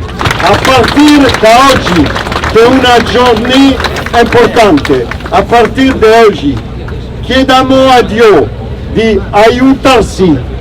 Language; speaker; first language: Italian; non-native, learner; French